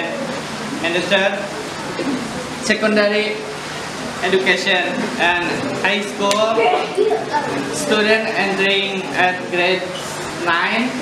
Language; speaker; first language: English; non-native, learner; Indonesian